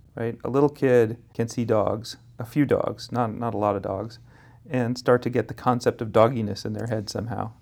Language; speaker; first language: English; native; English